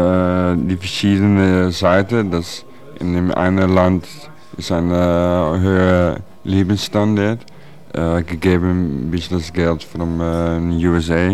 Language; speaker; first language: German; non-native, learner; Dutch